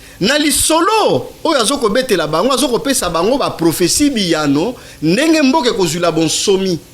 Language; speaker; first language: Lingala; non-native, local second language; Kituba (Democratic Republic of Congo)